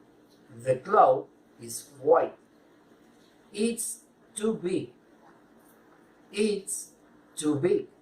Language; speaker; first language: English; non-native, fluent; Spanish